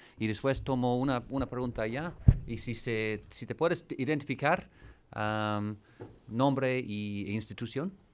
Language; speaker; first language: Spanish; non-native, fluent; English